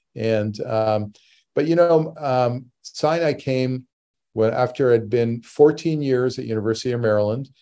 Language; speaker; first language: English; native; English